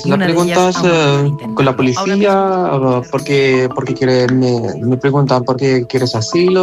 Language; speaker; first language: Spanish; non-native, learner; Arabic